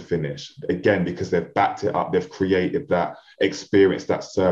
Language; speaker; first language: English; native; English